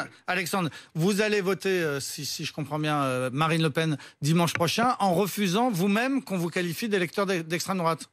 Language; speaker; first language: French; native; French